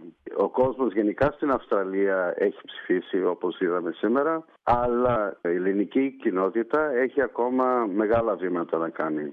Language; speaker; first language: Greek; early bilingual, heritage; Greek